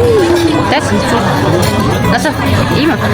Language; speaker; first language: Turkish; non-native, learner; Indonesian